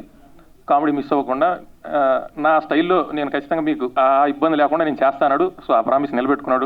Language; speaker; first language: Telugu; native; Telugu